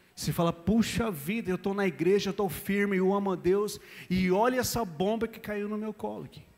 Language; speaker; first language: Portuguese; non-native, fluent; English